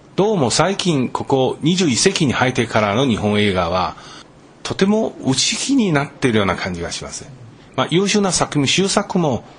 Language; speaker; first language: Japanese; non-native, fluent; Chinese